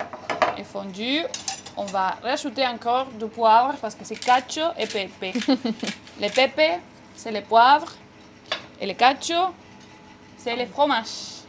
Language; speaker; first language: French; non-native, fluent; Spanish